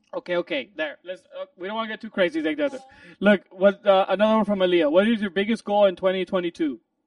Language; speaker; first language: English; early bilingual, other home language; Spanish